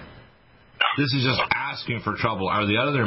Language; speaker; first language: English; native; English